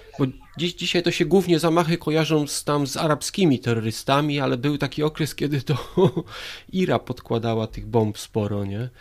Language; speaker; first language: Polish; native; Polish